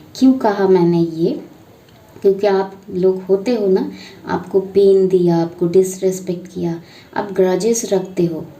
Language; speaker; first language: Hindi; non-native, local second language; Bangla